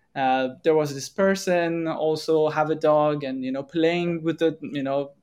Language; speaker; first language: English; non-native, fluent; Persian